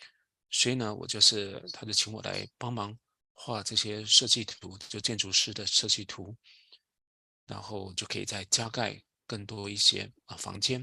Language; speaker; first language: Chinese; native; Chinese